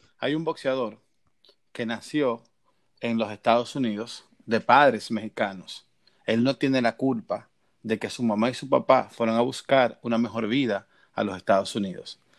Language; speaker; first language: Spanish; native; Spanish